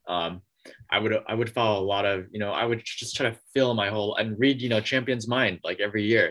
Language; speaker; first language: English; native; English